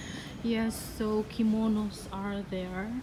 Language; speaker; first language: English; non-native, local second language; Filipino